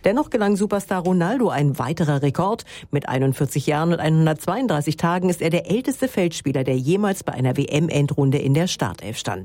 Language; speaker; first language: German; native; German